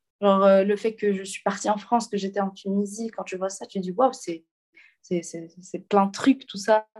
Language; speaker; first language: French; non-native, local second language; Arabic